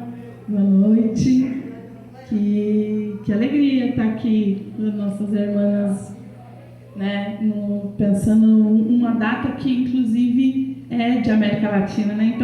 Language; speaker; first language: Portuguese; native; Portuguese